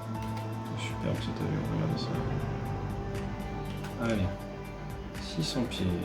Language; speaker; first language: French; native; French